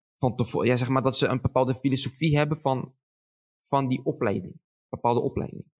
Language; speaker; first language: Dutch; early bilingual, other home language; Arabic